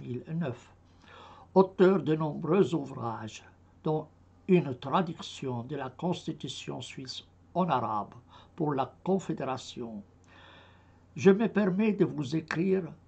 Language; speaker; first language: French; non-native, fluent; Arabic